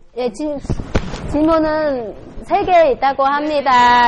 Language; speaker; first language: Korean; non-native, learner; Vietnamese